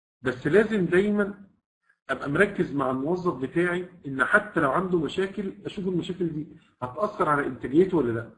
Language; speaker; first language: Arabic; native; Arabic